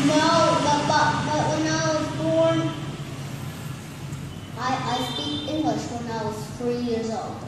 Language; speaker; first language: English; non-native, learner; Vietnamese